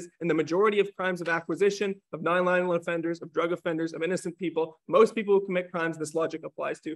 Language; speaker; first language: English; native; English